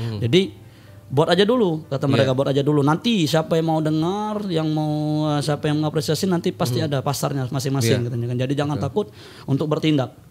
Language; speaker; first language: Indonesian; non-native, local second language; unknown